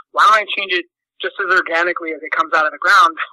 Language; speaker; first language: English; native; English